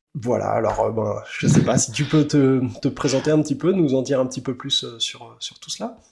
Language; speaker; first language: French; native; French